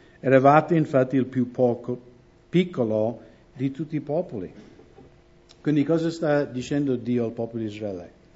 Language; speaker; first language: Italian; non-native, fluent; English